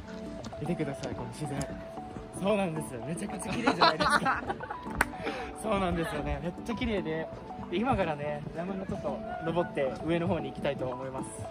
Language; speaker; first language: Japanese; native; Japanese